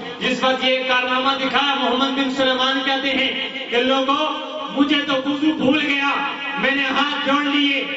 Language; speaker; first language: Urdu; non-native, local second language; Punjabi